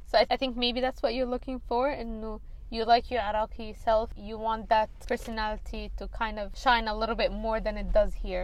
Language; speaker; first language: English; early bilingual, other home language; Arabic